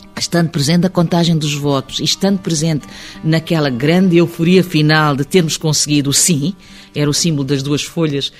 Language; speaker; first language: Portuguese; early bilingual, heritage; Portuguese